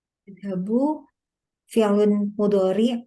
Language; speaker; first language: Arabic; non-native, learner; Indonesian